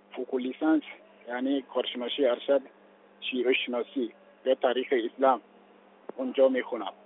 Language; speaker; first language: Persian; non-native, fluent; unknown